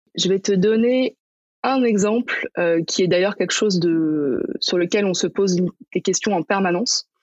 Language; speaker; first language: French; native; French